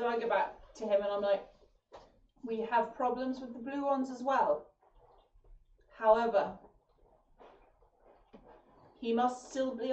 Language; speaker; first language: English; native; English